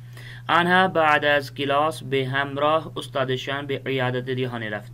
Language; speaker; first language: Persian; non-native, fluent; Urdu